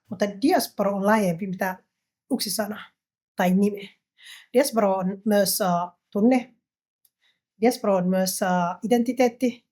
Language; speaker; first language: Finnish; non-native, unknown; Somali